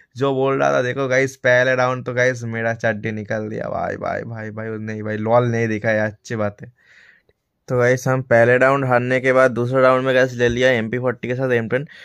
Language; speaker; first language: Hindi; non-native, local second language; Bangla